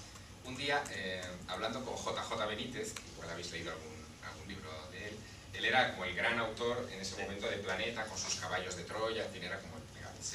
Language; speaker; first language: Spanish; native; Spanish